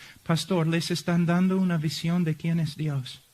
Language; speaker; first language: Spanish; non-native, fluent; English